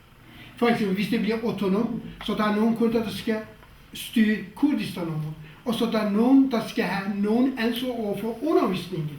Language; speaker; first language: Danish; non-native, fluent; Kurdish